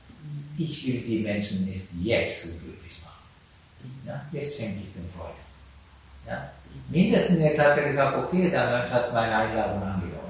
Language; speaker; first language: German; non-native, learner; Sinhala